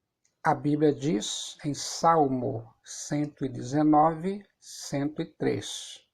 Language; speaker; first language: Portuguese; native; Portuguese